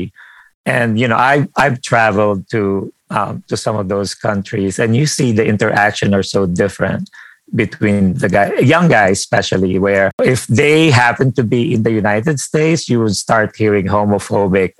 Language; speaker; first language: English; non-native, local second language; Filipino